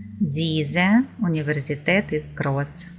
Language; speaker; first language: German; non-native, fluent; Ukrainian